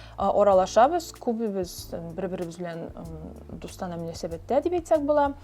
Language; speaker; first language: Tatar; native; Tatar